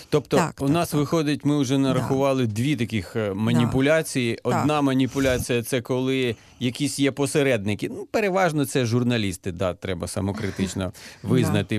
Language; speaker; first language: Ukrainian; native; Ukrainian